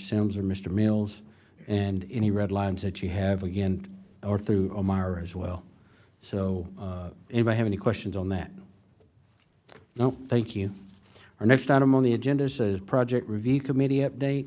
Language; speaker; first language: English; native; English